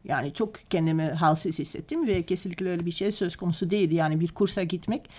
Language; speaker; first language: Turkish; non-native, fluent; Dutch